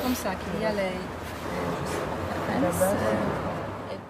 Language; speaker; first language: French; non-native, learner; Polish